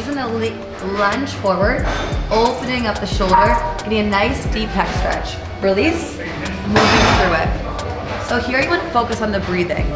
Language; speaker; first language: English; native; English